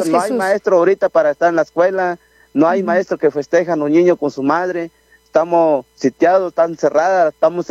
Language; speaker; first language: Spanish; non-native, local second language; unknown